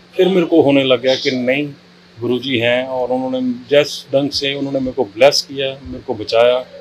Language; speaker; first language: Hindi; native; Hindi